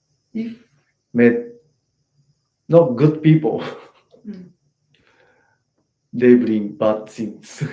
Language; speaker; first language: English; non-native, learner; Japanese